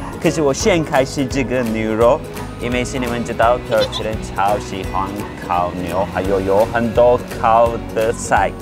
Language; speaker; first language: Chinese; non-native, fluent; Turkish